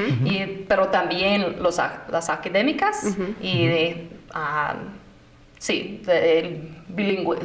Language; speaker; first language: Spanish; non-native, fluent; English